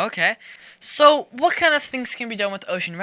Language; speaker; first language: English; native; English